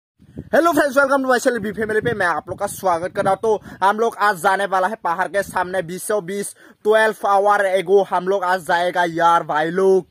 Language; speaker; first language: Hindi; non-native, local second language; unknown